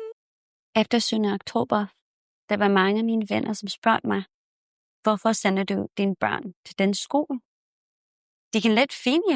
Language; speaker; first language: Danish; non-native, fluent; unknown